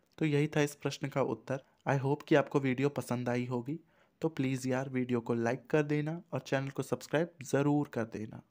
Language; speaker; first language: Hindi; native; Hindi